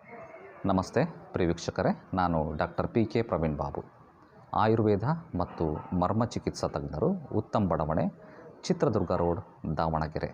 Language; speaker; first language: Kannada; native; Kannada